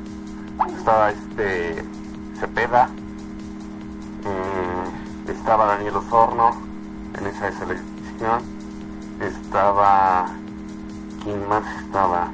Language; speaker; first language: Spanish; native; Spanish